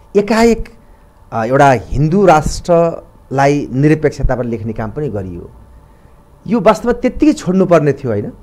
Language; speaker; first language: Nepali; native; Nepali